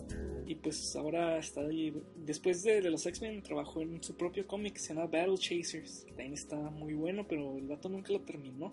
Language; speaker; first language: Spanish; native; Spanish